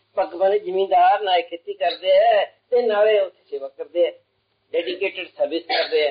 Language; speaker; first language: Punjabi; early bilingual, heritage; Punjabi